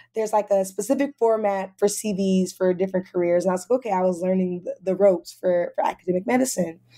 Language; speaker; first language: English; native; English